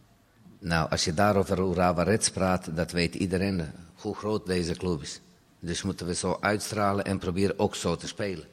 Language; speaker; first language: Dutch; non-native, fluent; Serbian